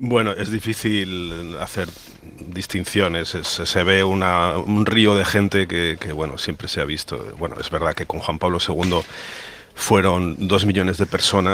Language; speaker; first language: Spanish; native; Spanish